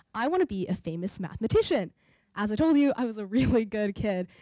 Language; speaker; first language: English; native; English